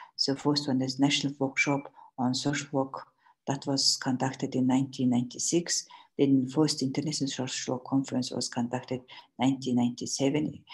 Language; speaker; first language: English; non-native, learner; Mongolian